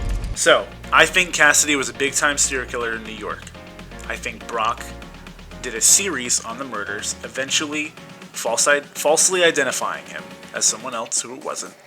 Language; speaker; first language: English; native; English